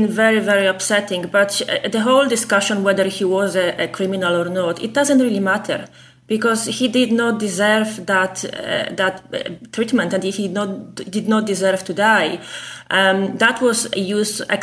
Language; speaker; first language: English; non-native, fluent; Polish